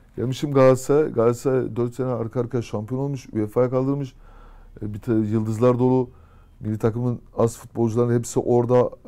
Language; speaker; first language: Turkish; early bilingual, heritage; Turkish